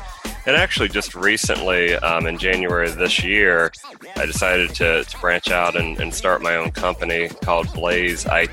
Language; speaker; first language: English; native; English